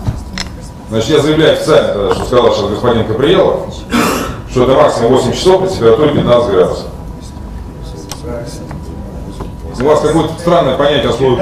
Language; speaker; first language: Russian; native; Russian